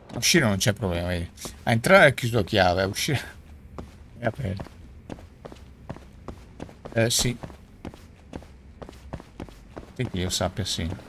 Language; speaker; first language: Italian; native; Italian